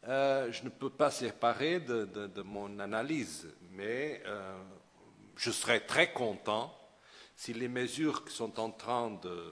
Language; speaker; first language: French; non-native, fluent; Portuguese